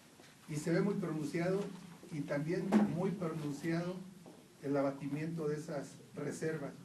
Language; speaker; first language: Spanish; native; Spanish